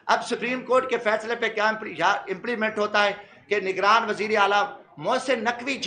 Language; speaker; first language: Urdu; native; Urdu